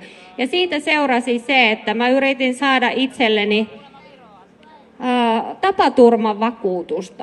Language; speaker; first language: Finnish; native; Finnish